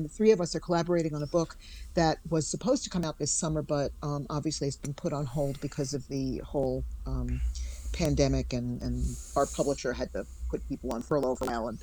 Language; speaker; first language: English; native; English